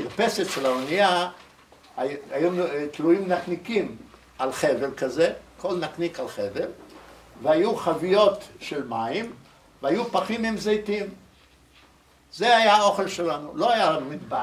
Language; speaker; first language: Hebrew; early bilingual, other home language; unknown